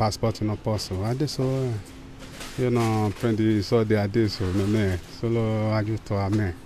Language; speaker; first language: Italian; non-native, learner; Portuguese